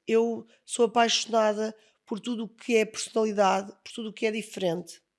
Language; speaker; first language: Portuguese; native; Portuguese